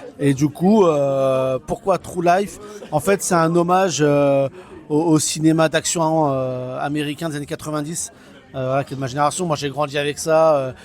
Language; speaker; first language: French; early bilingual, other home language; Kabyle